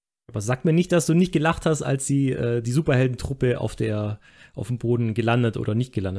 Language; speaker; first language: German; native; German